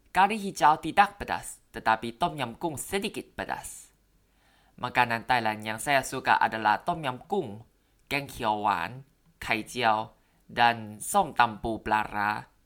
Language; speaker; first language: Indonesian; non-native, fluent; Thai